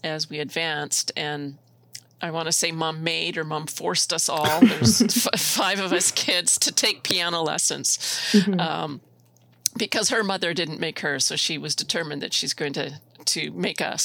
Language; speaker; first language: English; native; English